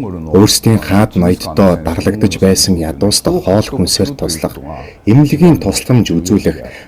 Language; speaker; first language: Mongolian; native; Mongolian